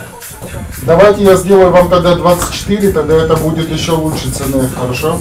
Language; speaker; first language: Russian; native; Russian